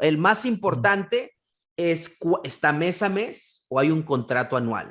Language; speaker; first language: Spanish; native; Spanish